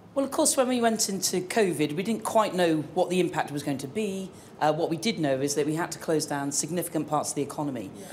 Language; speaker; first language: English; native; English